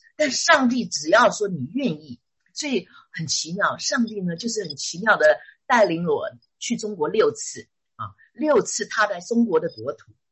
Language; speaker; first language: Chinese; native; Chinese